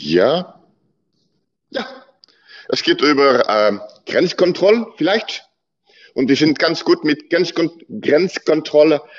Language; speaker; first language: German; non-native, learner; Dutch